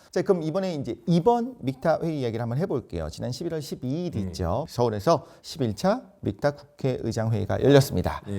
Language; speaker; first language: Korean; native; Korean